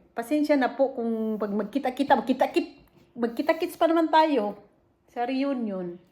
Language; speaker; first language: Filipino; native; Filipino